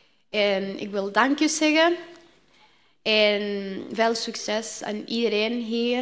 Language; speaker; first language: Dutch; non-native, learner; Spanish